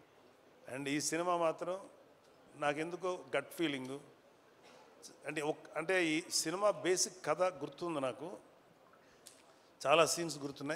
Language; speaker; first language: Telugu; native; Telugu